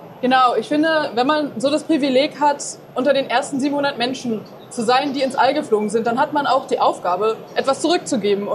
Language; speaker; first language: German; native; German